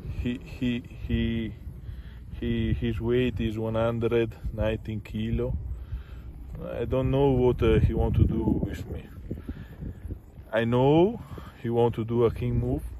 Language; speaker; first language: English; non-native, learner; Italian